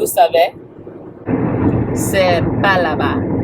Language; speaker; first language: French; non-native, learner; English